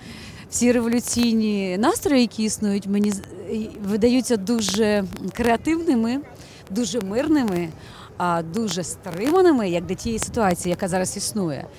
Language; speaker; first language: Ukrainian; native; Ukrainian